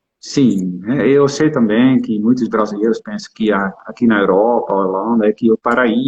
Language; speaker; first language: Portuguese; non-native, fluent; Dutch